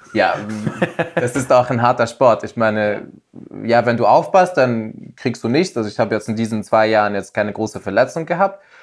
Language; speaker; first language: German; non-native, fluent; Arabic